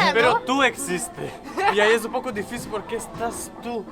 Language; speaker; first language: Spanish; non-native, learner; French